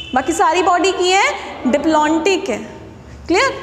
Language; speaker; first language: Hindi; non-native, local second language; Punjabi